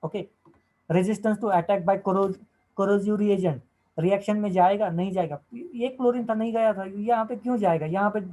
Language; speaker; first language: Hindi; non-native, local second language; Marathi